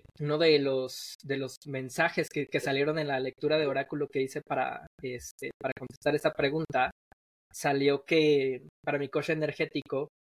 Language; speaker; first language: Spanish; native; Spanish